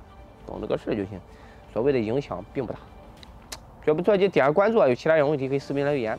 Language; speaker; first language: Chinese; native; Chinese